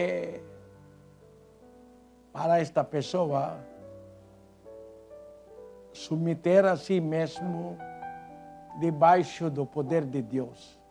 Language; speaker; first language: Portuguese; non-native, learner; Filipino